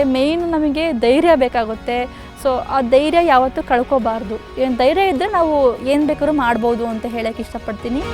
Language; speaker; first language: Kannada; native; Kannada